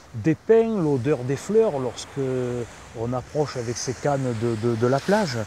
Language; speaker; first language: French; native; French